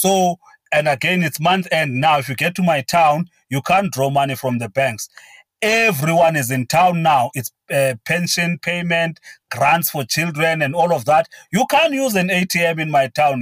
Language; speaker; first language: English; non-native, local second language; Xhosa